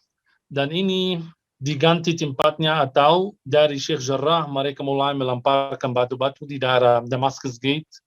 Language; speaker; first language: Indonesian; non-native, fluent; Arabic